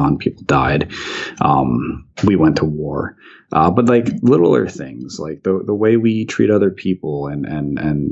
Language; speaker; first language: English; native; English